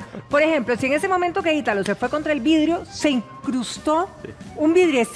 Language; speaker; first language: Spanish; native; Spanish